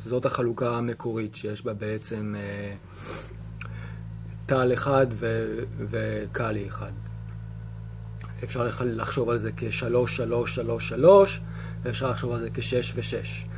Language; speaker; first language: Hebrew; native; Hebrew